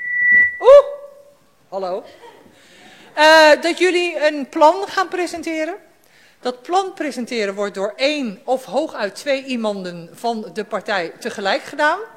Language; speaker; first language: Dutch; native; Dutch